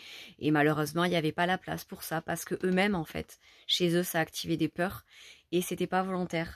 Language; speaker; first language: French; native; French